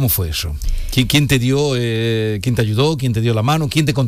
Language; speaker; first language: Spanish; native; Spanish